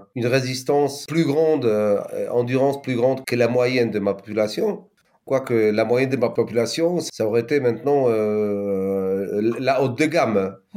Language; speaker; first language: French; non-native, fluent; Polish